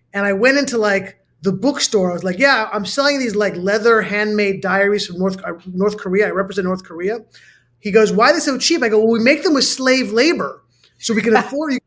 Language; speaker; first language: English; native; English